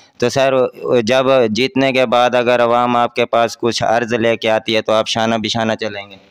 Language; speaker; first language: Urdu; non-native, local second language; Saraiki